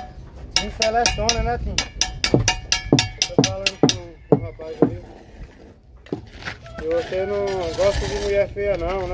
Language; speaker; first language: Portuguese; native; Portuguese